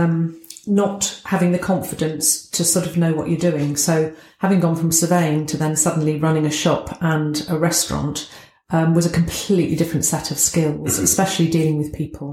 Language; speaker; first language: English; native; English